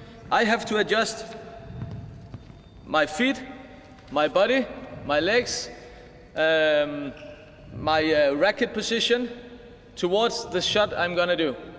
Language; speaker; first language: English; non-native, fluent; Danish